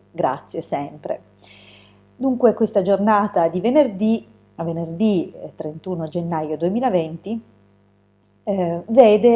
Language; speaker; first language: Italian; native; Italian